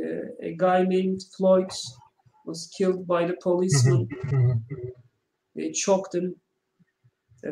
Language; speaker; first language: English; non-native, learner; Turkish